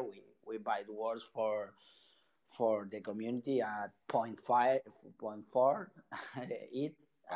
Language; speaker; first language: English; non-native, fluent; Spanish